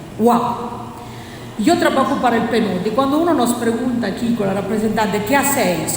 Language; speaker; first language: Spanish; non-native, fluent; Italian